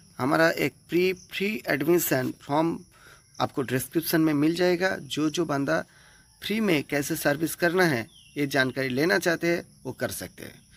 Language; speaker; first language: Hindi; non-native, local second language; Bangla